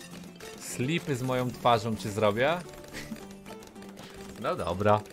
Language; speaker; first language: Polish; native; Polish